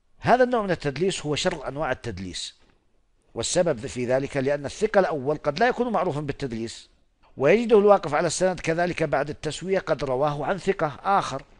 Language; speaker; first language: Arabic; non-native, fluent; Oromo